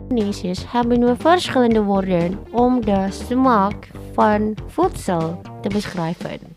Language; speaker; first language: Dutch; non-native, learner; Indonesian